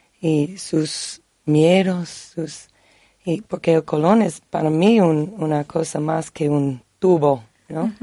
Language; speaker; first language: Spanish; non-native, learner; English